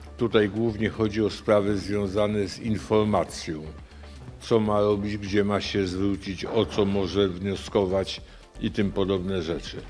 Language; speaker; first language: Polish; native; Polish